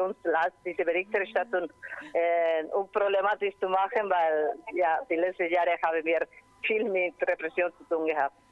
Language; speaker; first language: German; non-native, learner; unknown